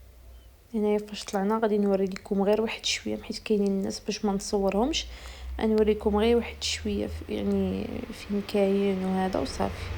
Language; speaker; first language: Arabic; native; Arabic